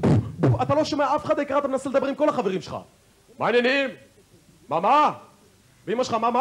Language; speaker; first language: Hebrew; native; Hebrew